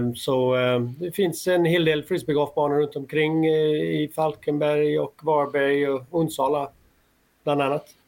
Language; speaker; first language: Swedish; non-native, fluent; English